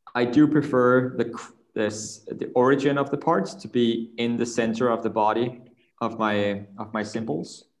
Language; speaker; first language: English; non-native, fluent; Danish